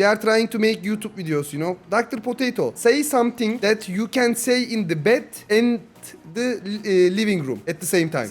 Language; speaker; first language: English; non-native, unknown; Turkish